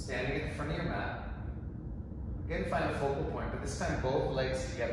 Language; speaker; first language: English; native; English